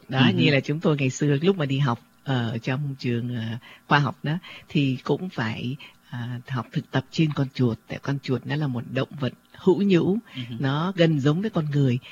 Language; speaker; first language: Vietnamese; native; Vietnamese